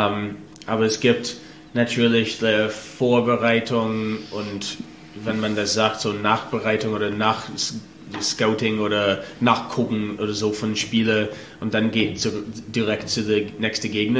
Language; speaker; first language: German; non-native, learner; English